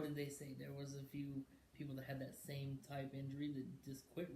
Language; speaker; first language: English; native; English